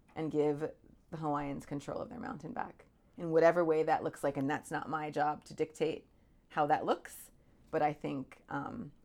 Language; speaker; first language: English; native; English